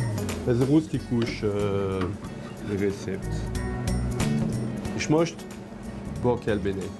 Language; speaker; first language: Hungarian; non-native, learner; French